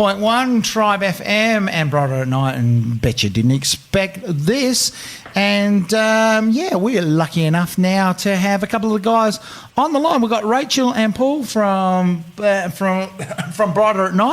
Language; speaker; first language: English; native; English